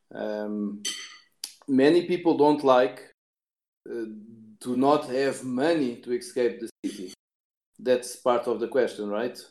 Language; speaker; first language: English; non-native, fluent; Portuguese